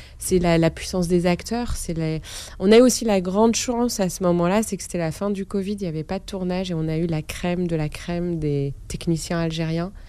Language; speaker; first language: French; non-native, local second language; Arabic